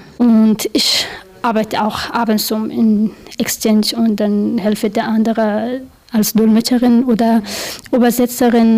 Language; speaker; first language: German; non-native, learner; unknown